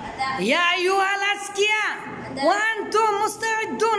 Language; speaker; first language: Arabic; non-native, fluent; Bangla